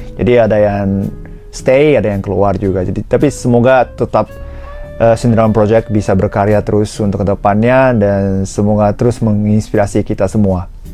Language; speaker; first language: Indonesian; non-native, fluent; Japanese